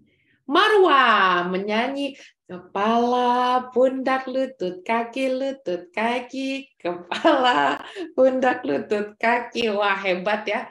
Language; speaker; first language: Indonesian; native; Indonesian